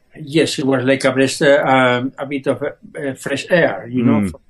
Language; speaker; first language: English; non-native, fluent; Spanish